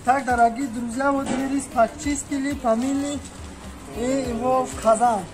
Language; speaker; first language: Russian; non-native, local second language; Tajik